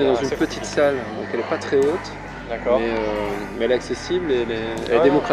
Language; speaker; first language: French; native; French